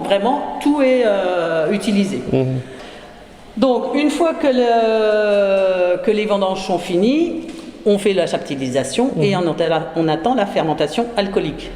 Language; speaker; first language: French; native; French